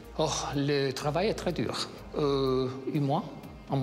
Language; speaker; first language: French; non-native, fluent; Italian